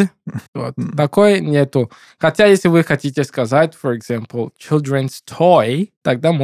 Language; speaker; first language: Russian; non-native, learner; English